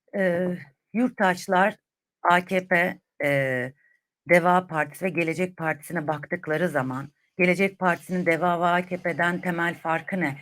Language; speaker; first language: Turkish; native; Turkish